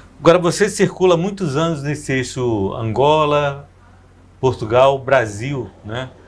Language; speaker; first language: Portuguese; native; Portuguese